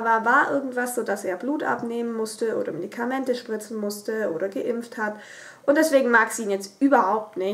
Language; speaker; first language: German; native; German